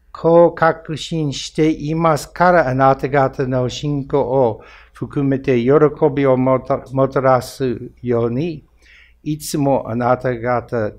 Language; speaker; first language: Japanese; non-native, fluent; English